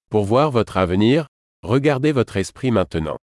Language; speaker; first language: French; native; French